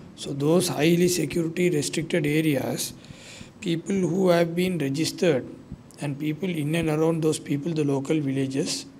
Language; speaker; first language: English; non-native, local second language; Sinhala